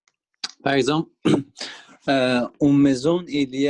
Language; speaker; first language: French; non-native, learner; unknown